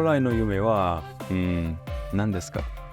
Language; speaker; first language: Japanese; non-native, learner; French